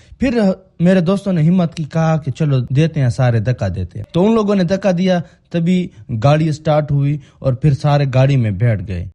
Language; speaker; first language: Urdu; non-native, local second language; Pashto